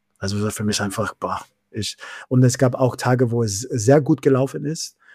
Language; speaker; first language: German; non-native, fluent; English